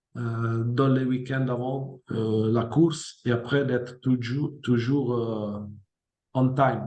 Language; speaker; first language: French; non-native, fluent; Italian